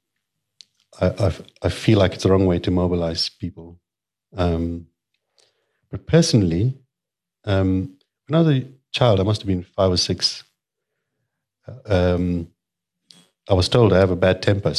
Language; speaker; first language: English; native; English